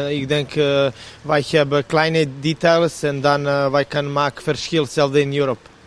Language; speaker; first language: Dutch; non-native, learner; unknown